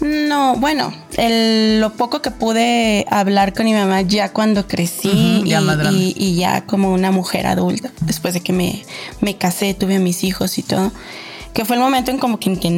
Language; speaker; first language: Spanish; native; Spanish